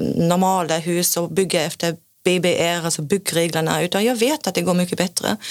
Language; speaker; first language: Swedish; non-native, fluent; German